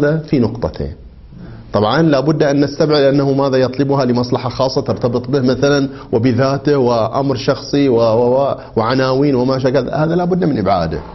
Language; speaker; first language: Arabic; native; Arabic